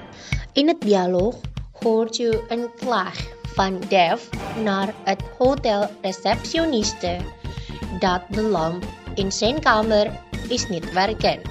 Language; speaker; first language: Dutch; non-native, learner; Indonesian